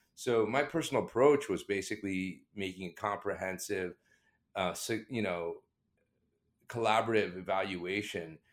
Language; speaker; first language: English; native; English